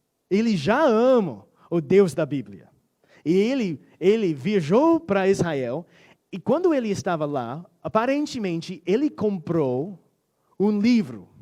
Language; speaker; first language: Portuguese; non-native, fluent; English